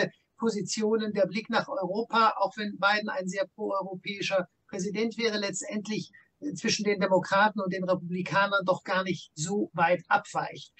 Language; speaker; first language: German; native; German